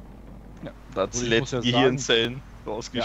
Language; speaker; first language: German; native; German